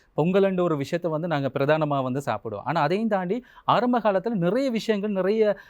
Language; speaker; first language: Tamil; native; Tamil